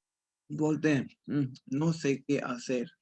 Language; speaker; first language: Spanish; non-native, fluent; Hindi